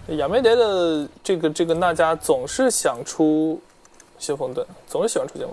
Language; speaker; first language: Chinese; native; Chinese